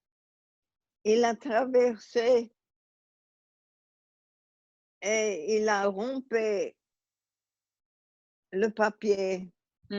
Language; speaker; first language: French; non-native, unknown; Italian